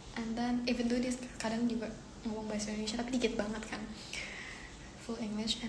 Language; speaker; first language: Indonesian; native; Indonesian